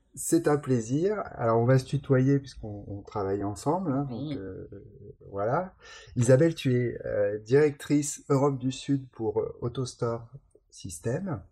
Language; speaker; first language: French; native; French